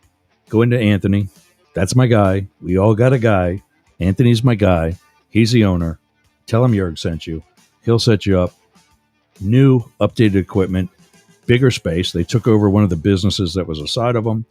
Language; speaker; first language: English; native; English